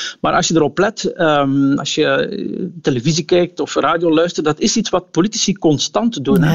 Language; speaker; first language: Dutch; native; Dutch